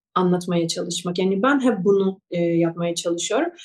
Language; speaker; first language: Turkish; non-native, fluent; Russian